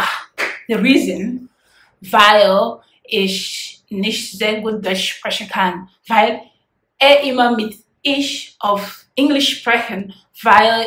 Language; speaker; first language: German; non-native, learner; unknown